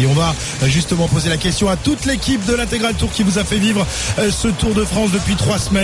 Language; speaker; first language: French; native; French